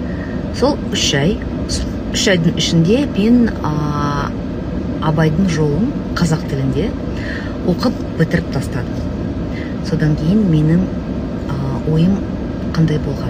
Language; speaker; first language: Kazakh; non-native, local second language; Russian